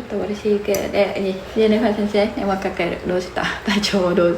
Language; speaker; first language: Japanese; non-native, learner; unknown